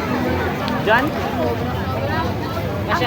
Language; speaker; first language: Filipino; non-native, local second language; Cebuano